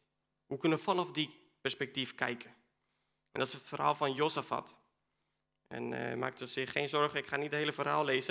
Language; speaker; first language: Dutch; non-native, fluent; Spanish